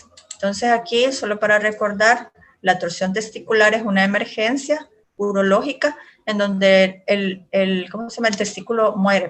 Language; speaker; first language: Spanish; native; Spanish